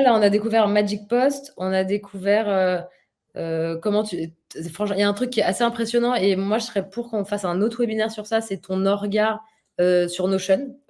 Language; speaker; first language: French; native; French